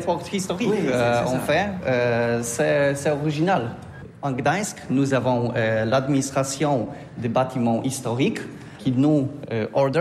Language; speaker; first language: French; non-native, learner; Polish